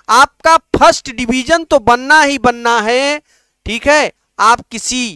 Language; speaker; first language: Hindi; native; Hindi